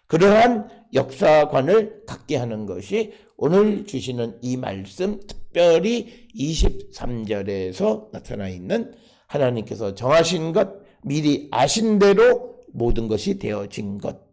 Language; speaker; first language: Korean; native; Korean